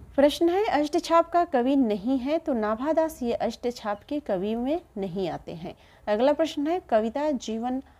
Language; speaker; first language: Hindi; native; Hindi